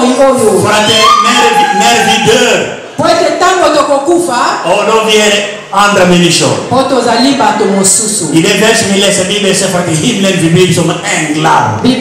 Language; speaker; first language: Swedish; non-native, learner; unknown